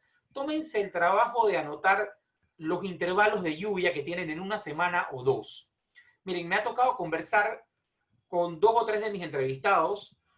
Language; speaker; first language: Spanish; native; Spanish